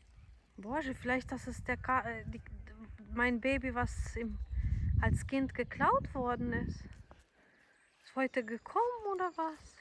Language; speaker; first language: German; non-native, fluent; Ukrainian